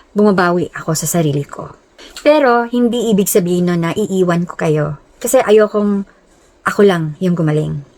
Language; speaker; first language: Filipino; non-native, local second language; Cebuano